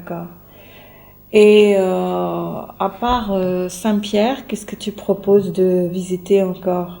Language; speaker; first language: French; native; French